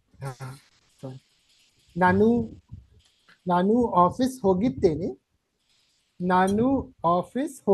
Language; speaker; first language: Kannada; non-native, learner; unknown